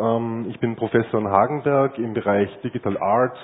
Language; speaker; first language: German; native; German